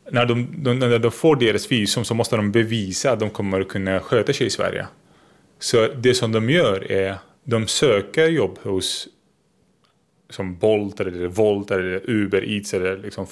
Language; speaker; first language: Swedish; non-native, fluent; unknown